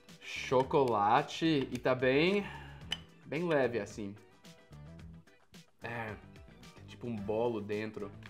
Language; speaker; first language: Portuguese; non-native, fluent; English